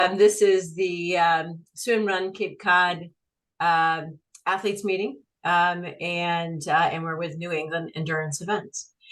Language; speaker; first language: English; native; English